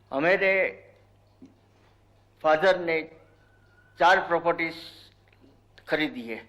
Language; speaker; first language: Hindi; early bilingual, heritage; Hindi